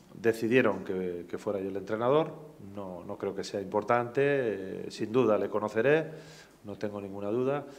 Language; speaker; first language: Spanish; native; Spanish